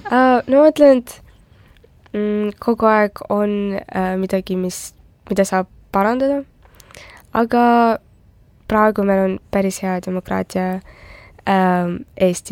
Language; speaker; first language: Estonian; non-native, local second language; Russian